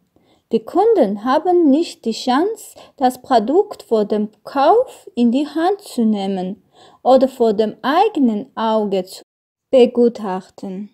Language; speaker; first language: German; non-native, learner; Armenian